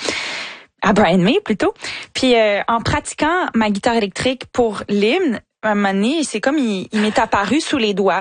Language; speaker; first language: French; native; French